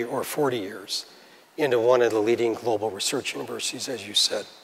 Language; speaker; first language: English; native; English